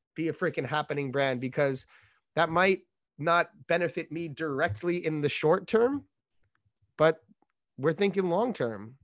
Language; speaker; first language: English; native; English